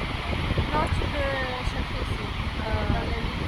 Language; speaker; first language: French; non-native, learner; Portuguese